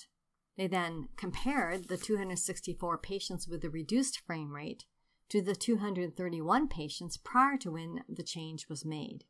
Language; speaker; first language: English; native; English